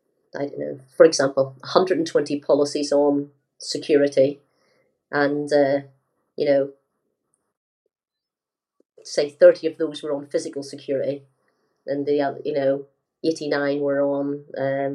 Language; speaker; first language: English; native; English